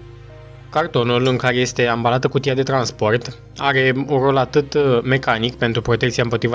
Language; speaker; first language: Romanian; native; Romanian